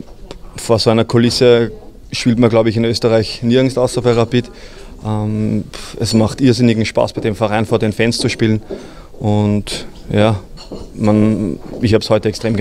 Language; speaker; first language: German; native; German